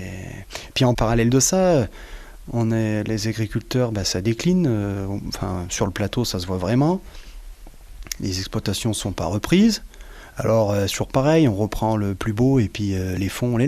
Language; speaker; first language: French; native; French